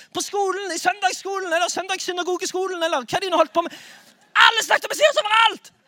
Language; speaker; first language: Norwegian; native; Norwegian